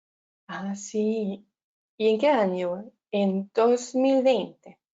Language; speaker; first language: Spanish; non-native, learner; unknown